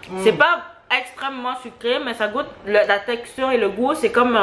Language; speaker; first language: French; early bilingual, other home language; Vietnamese